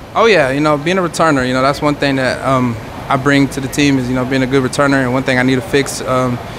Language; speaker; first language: English; native; English